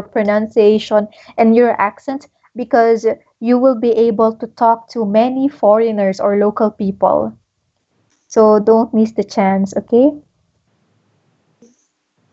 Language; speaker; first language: English; non-native, local second language; Filipino